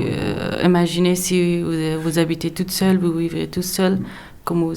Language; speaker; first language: French; non-native, learner; Persian